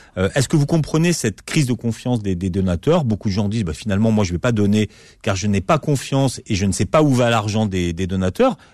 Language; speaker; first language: French; native; French